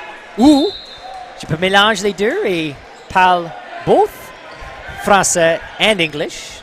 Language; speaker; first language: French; non-native, local second language; English